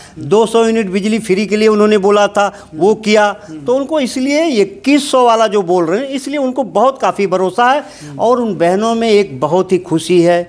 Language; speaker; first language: Hindi; native; Hindi